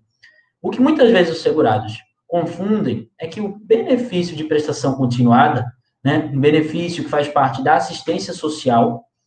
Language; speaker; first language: Portuguese; native; Portuguese